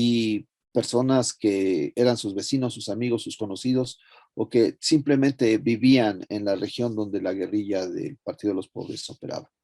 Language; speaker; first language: Spanish; native; Spanish